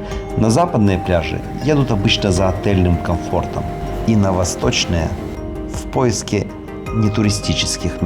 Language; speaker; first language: Russian; native; Russian